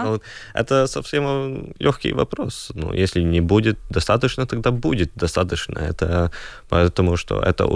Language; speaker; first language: Russian; non-native, local second language; Latvian